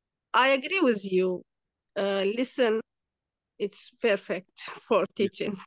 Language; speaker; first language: English; non-native, learner; Kurdish